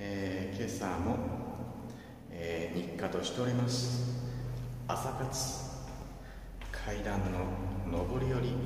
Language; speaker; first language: Japanese; native; Japanese